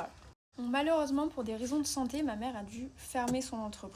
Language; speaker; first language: French; native; French